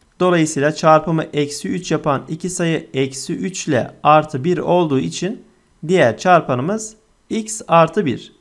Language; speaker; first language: Turkish; native; Turkish